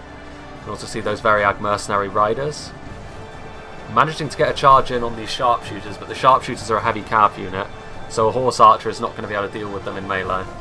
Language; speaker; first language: English; native; English